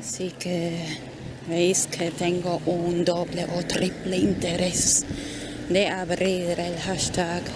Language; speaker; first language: Spanish; non-native, fluent; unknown